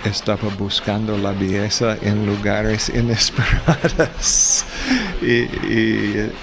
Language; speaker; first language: Spanish; non-native, fluent; English